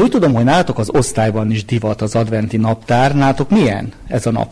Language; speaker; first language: Hungarian; native; Hungarian